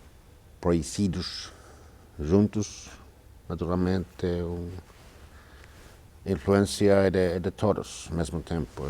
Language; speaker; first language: Portuguese; non-native, learner; Finnish